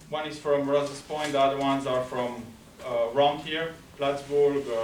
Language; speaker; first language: English; non-native, fluent; Romanian